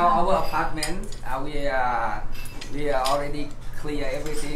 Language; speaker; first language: English; non-native, learner; Thai